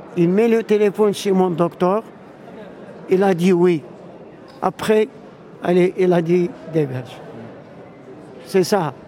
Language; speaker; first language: French; non-native, local second language; Arabic